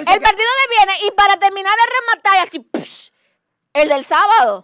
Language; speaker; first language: Spanish; native; Spanish